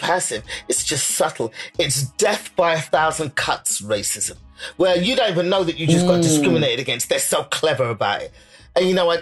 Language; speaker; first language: English; native; English